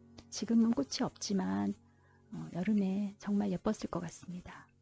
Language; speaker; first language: Korean; native; Korean